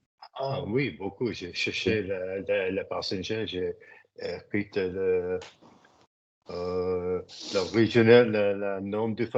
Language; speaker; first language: French; non-native, learner; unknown